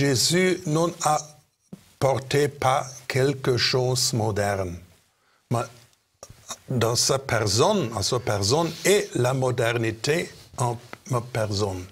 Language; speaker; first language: French; non-native, fluent; German